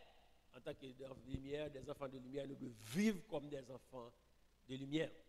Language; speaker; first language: French; non-native, local second language; Haitian Creole